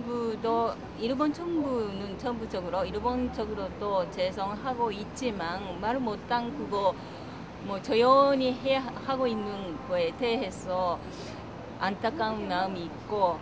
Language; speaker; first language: Korean; non-native, learner; Japanese